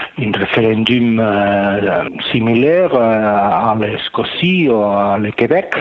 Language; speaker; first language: French; non-native, learner; Catalan